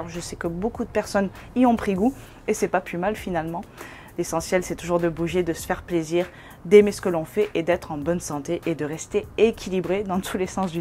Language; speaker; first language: French; native; French